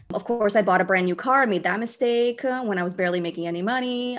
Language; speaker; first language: English; early bilingual, other home language; Portuguese